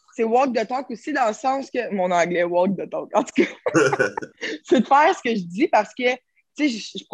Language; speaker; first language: French; native; French